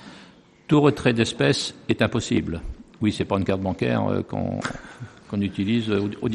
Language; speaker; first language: French; native; French